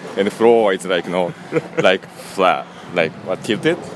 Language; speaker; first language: English; non-native, learner; Japanese